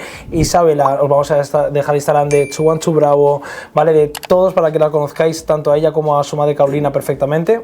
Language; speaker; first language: Spanish; native; Spanish